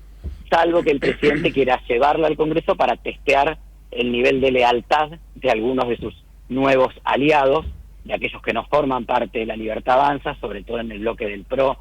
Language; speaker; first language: Spanish; native; Spanish